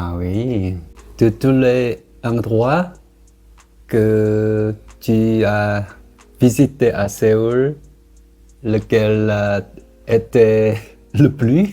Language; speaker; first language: French; non-native, learner; Korean